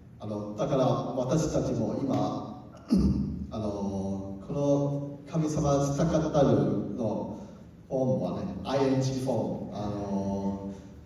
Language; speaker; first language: Japanese; non-native, learner; Cantonese